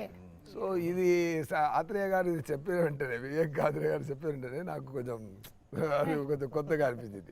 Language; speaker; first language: Telugu; non-native, fluent; Tamil